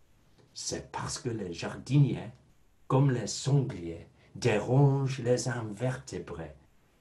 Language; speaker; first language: French; non-native, fluent; English